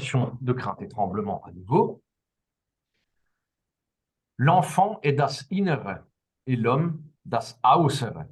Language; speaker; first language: French; native; French